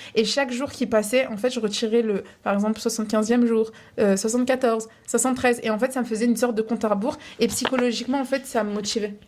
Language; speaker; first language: French; native; French